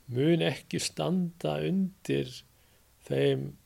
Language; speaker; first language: Icelandic; native; Icelandic